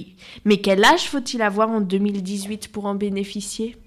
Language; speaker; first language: French; native; French